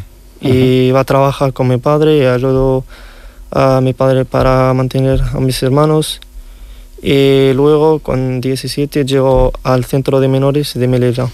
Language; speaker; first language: Spanish; non-native, learner; Riffian